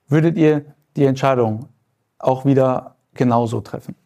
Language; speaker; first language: German; native; German